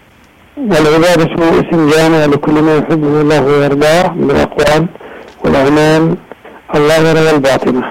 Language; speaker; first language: Arabic; native; Arabic